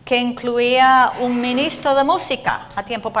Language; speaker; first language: Spanish; non-native, fluent; English